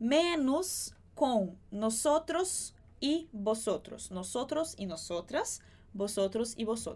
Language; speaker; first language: Spanish; non-native, fluent; Portuguese